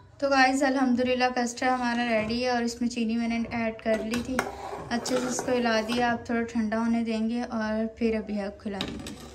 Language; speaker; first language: Urdu; native; Urdu